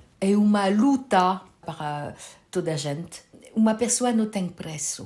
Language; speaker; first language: Portuguese; early bilingual, heritage; Portuguese